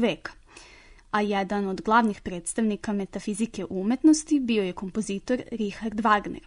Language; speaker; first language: Serbian; native; Serbian